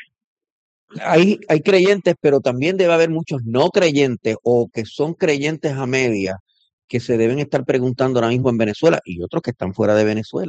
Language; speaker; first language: Spanish; native; Spanish